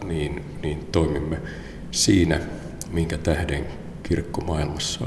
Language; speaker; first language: Finnish; native; Finnish